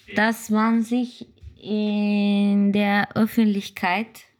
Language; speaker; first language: German; non-native, learner; Turkish